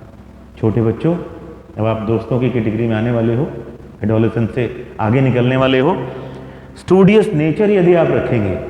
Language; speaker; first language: Hindi; native; Hindi